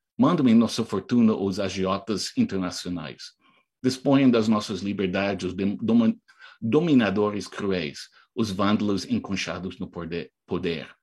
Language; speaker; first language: Portuguese; non-native, fluent; English